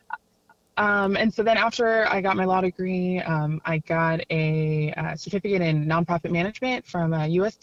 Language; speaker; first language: English; native; English